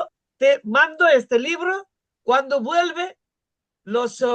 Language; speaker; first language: Spanish; non-native, fluent; Bangla